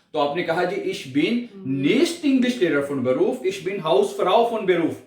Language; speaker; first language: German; non-native, learner; Urdu